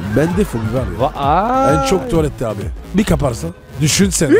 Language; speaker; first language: Turkish; non-native, learner; French